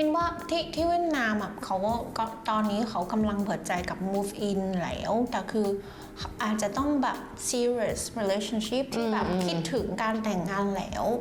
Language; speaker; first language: Thai; non-native, fluent; Vietnamese